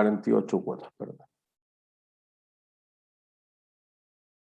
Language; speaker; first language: Spanish; native; Spanish